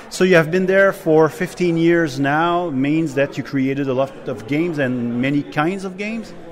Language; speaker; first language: English; non-native, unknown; French